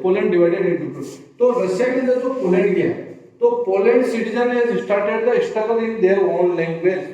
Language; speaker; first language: Hindi; native; Hindi